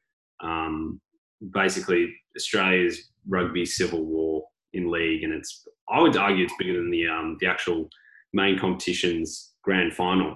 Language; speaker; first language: English; native; English